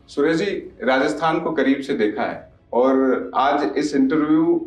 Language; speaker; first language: Hindi; native; Hindi